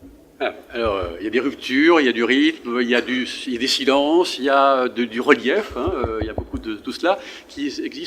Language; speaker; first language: French; native; French